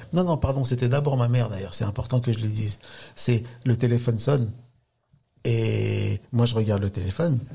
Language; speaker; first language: French; native; French